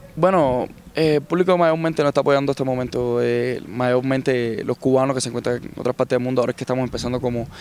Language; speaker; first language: Spanish; native; Spanish